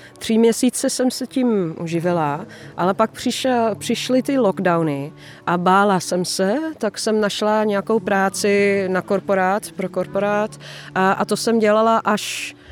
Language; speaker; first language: Czech; non-native, fluent; Dutch